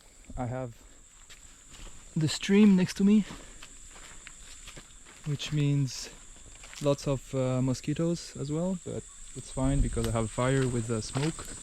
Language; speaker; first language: English; non-native, fluent; French